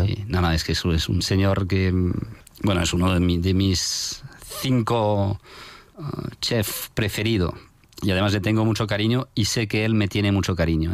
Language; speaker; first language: Spanish; non-native, fluent; French